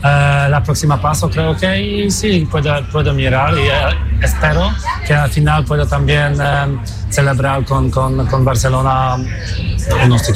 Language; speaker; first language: Spanish; non-native, fluent; Polish